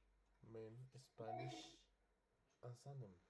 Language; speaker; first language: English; non-native, learner; Spanish